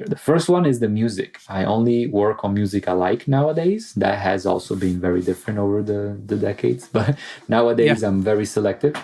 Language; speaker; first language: English; non-native, fluent; Italian